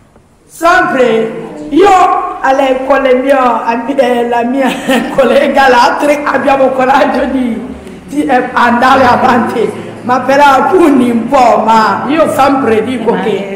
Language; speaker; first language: Italian; non-native, learner; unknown